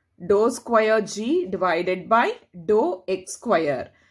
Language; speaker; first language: English; non-native, local second language; Tamil